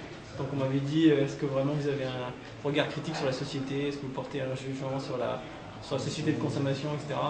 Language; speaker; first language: French; native; French